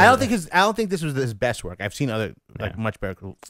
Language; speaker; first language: English; native; English